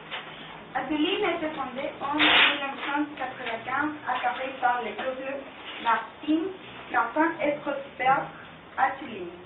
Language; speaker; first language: French; non-native, learner; Spanish